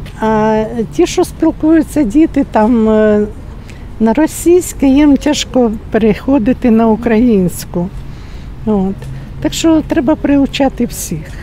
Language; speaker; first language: Ukrainian; non-native, local second language; Russian